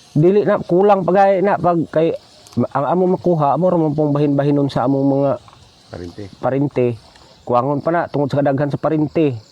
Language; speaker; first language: Cebuano; non-native, local second language; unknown